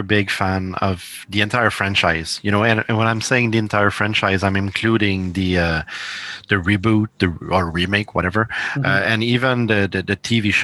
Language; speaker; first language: English; native; English